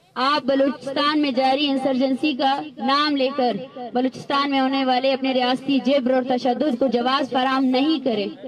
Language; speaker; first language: Urdu; non-native, local second language; Baluchi